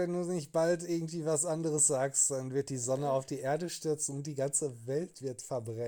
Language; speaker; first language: German; native; German